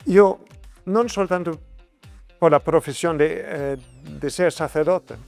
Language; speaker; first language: Spanish; non-native, fluent; German